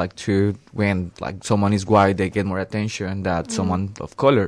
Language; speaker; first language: English; non-native, fluent; Spanish